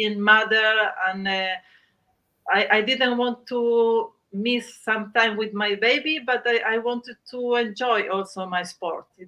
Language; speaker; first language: English; non-native, learner; Spanish